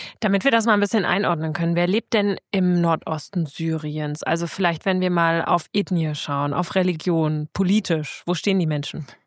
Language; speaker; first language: German; native; German